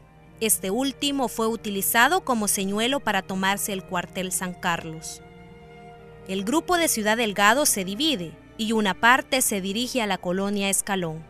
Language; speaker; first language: Spanish; native; Spanish